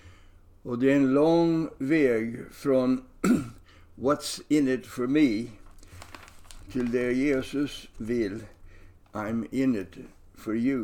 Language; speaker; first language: Swedish; non-native, fluent; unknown